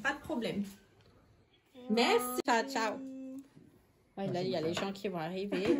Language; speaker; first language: French; native; French